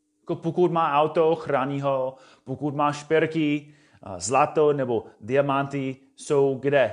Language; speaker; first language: Czech; non-native, fluent; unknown